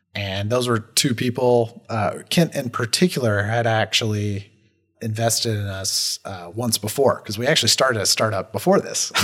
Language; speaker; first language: English; native; English